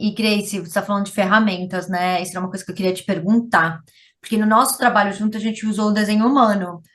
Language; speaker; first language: Portuguese; native; Portuguese